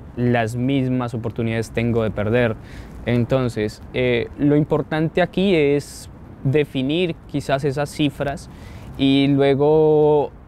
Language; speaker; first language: Spanish; native; Spanish